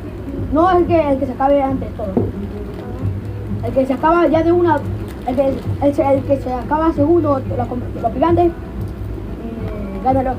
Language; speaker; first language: Spanish; native; Spanish